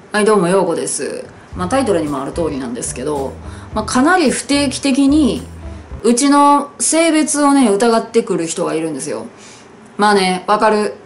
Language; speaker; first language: Japanese; native; Japanese